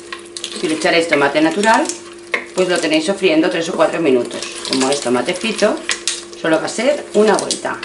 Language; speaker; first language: Spanish; native; Spanish